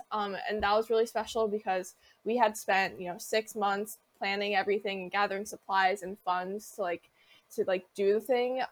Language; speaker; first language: English; native; English